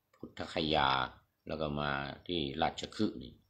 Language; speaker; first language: Thai; native; Thai